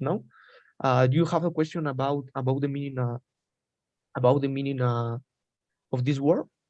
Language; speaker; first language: English; non-native, learner; Spanish